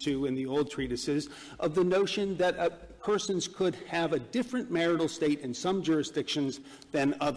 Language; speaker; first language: English; native; English